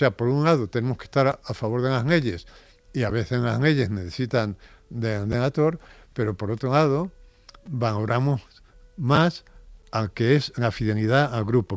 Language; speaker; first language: Spanish; native; Spanish